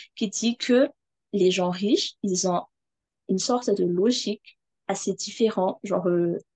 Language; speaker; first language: French; non-native, local second language; Malagasy